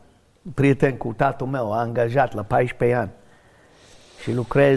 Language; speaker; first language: Romanian; non-native, fluent; English